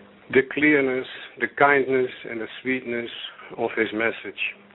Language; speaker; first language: English; non-native, fluent; Dutch